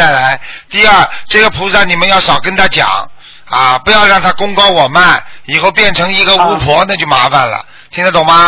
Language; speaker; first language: Chinese; native; Chinese